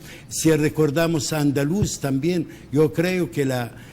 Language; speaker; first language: Spanish; non-native, local second language; Arabic